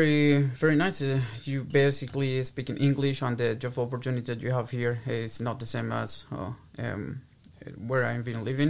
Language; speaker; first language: English; non-native, fluent; Portuguese